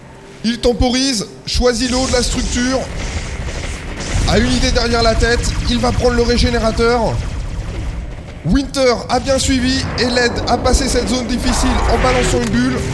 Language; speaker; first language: French; native; French